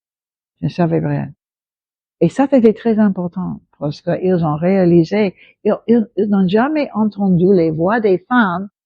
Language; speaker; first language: French; non-native, local second language; English